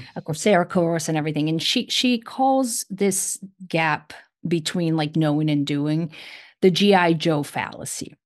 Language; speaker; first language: English; non-native, fluent; Portuguese